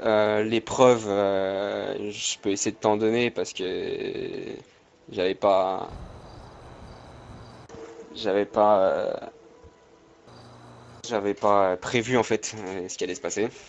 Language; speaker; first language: French; native; French